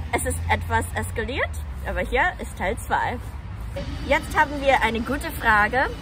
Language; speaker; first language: German; non-native, fluent; Japanese